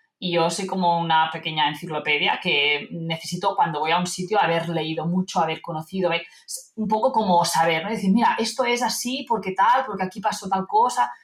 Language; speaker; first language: Spanish; non-native, local second language; Catalan